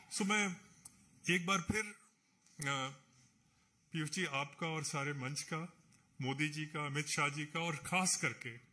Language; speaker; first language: Hindi; non-native, local second language; Punjabi